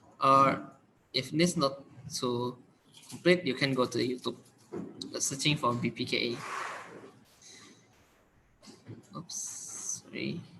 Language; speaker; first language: English; non-native, learner; Indonesian